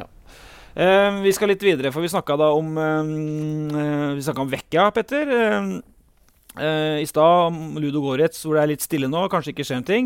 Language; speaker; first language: Norwegian; native; Norwegian